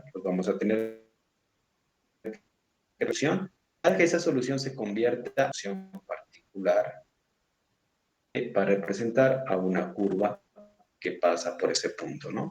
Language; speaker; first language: Spanish; native; Spanish